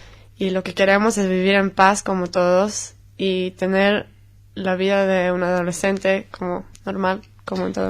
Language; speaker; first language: Spanish; non-native, fluent; Hebrew